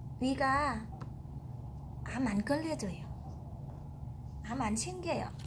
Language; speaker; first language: Korean; non-native, learner; Vietnamese